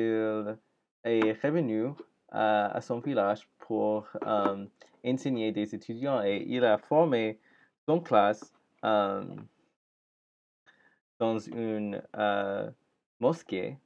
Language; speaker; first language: French; non-native, learner; English